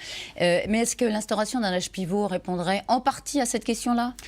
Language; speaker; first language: French; native; French